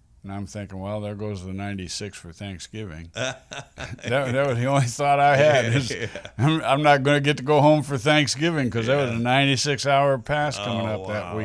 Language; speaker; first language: English; native; English